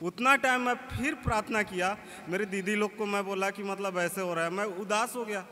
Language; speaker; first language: Hindi; native; Hindi